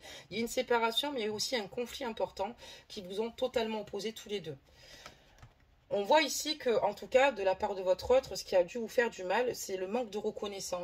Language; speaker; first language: French; native; French